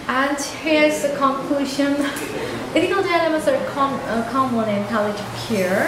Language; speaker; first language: English; non-native, local second language; Bangla